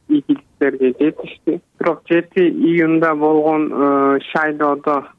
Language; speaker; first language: Kyrgyz; early bilingual, heritage; Kyrgyz